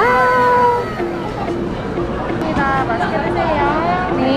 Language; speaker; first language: Korean; non-native, local second language; Filipino